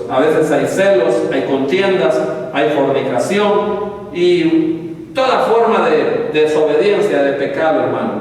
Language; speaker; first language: Spanish; native; Spanish